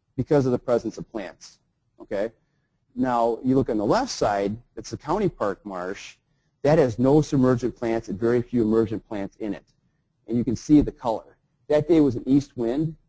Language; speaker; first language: English; native; English